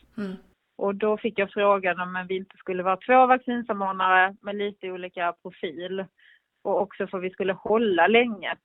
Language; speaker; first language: Swedish; native; Swedish